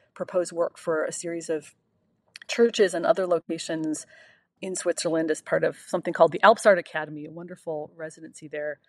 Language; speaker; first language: English; native; English